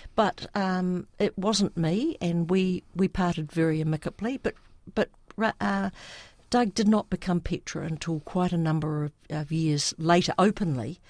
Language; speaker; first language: English; early bilingual, other home language; Sinhala